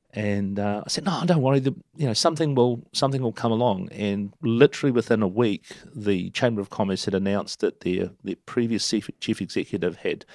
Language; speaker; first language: English; native; English